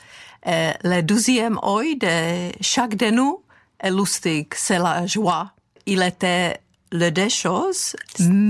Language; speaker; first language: French; non-native, fluent; Czech